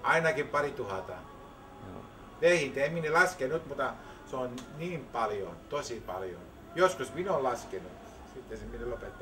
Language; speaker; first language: Finnish; non-native, learner; Greek